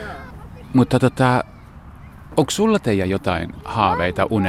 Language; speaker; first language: Finnish; native; Finnish